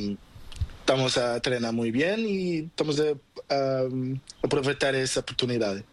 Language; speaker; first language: Spanish; non-native, learner; Portuguese